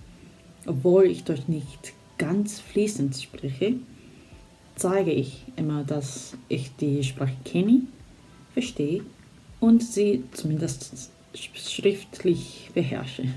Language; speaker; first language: German; non-native, fluent; Korean